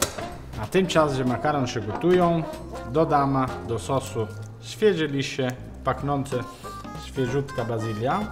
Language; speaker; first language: Polish; non-native, learner; Italian